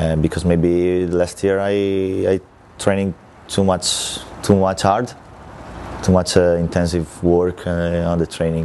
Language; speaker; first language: English; non-native, learner; Italian